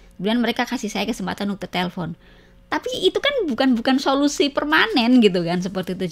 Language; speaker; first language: Indonesian; native; Indonesian